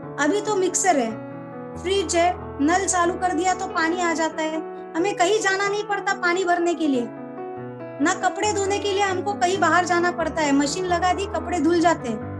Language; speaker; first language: Hindi; non-native, local second language; Marathi